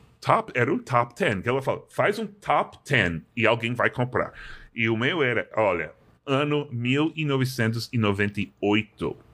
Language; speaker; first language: Portuguese; non-native, fluent; English